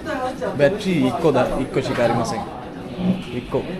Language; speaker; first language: Japanese; non-native, learner; Sinhala